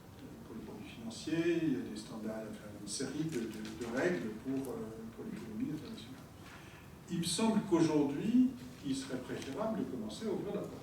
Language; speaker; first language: French; native; French